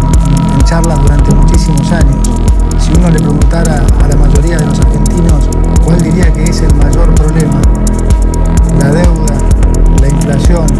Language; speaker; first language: Spanish; native; Spanish